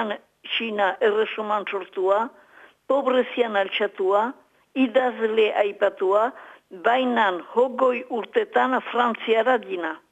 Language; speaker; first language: Basque; native; Basque